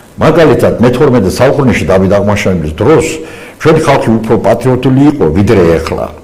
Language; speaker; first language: Georgian; non-native, local second language; Azerbaijani